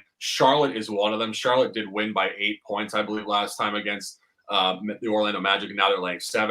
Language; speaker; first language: English; native; English